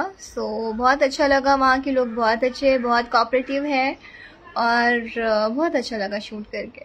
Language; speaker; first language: Hindi; native; Hindi